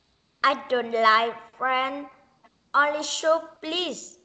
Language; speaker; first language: English; non-native, learner; Vietnamese